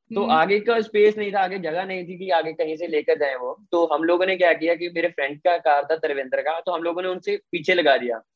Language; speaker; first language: Hindi; non-native, local second language; Punjabi